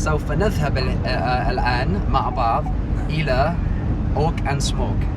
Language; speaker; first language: Arabic; non-native, learner; English